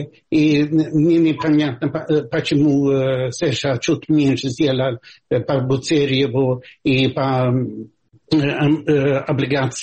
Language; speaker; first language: Russian; non-native, fluent; Swedish